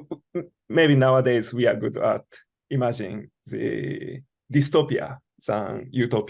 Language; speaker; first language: English; non-native, learner; Japanese